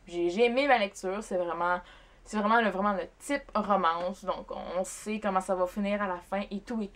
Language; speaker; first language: French; native; French